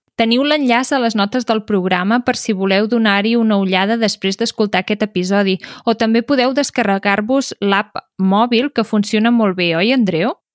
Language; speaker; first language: Catalan; native; Catalan